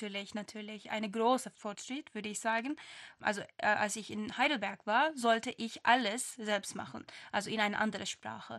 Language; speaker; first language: German; non-native, fluent; Turkish